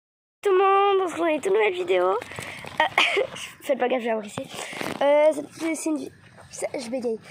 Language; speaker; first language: French; native; French